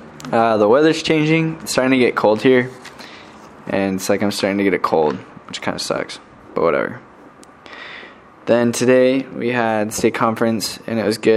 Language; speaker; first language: English; native; English